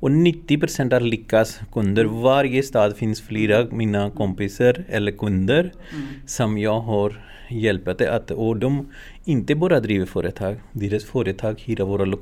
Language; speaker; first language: Swedish; non-native, fluent; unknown